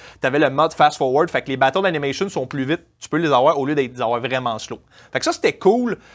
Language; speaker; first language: French; native; French